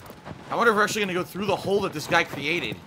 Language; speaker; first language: English; native; English